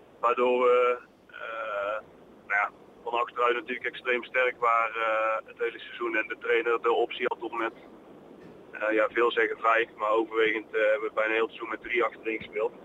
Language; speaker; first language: Dutch; native; Dutch